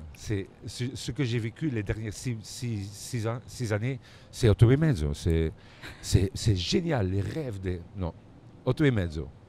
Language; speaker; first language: French; non-native, local second language; Dutch